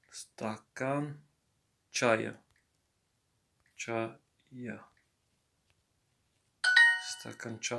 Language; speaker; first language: Russian; non-native, learner; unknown